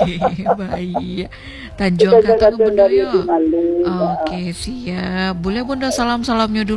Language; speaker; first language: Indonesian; non-native, local second language; Minangkabau